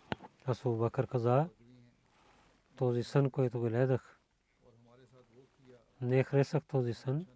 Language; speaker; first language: Bulgarian; non-native, learner; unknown